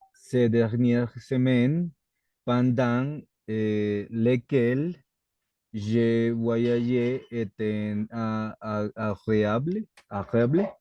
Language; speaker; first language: French; non-native, learner; Spanish